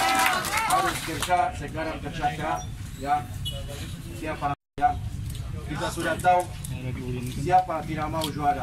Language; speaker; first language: Indonesian; non-native, learner; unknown